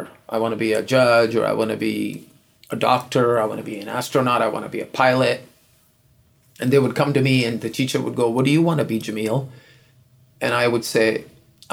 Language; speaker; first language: English; non-native, local second language; Urdu